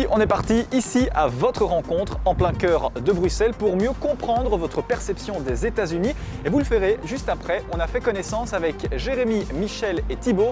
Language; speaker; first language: French; native; French